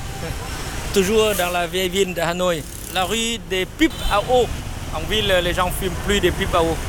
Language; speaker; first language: French; non-native, fluent; Vietnamese